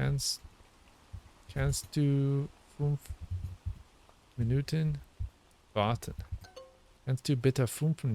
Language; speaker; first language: German; non-native, learner; English